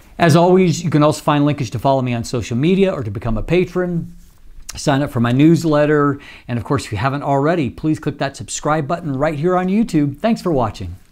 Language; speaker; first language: English; native; English